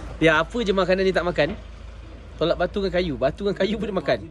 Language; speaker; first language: Malay; native; Malay